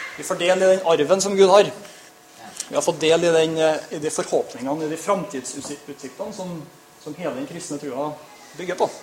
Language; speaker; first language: Norwegian; native; Norwegian